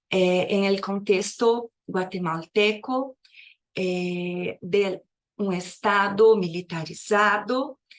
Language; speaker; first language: Spanish; non-native, fluent; Portuguese